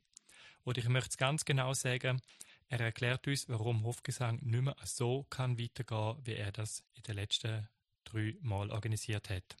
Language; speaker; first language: German; native; German